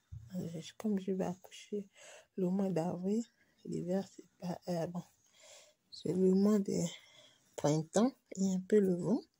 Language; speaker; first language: French; non-native, local second language; Lingala